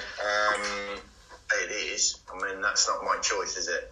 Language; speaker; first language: English; native; English